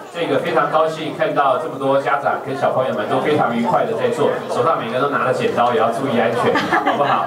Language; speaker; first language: Chinese; native; Chinese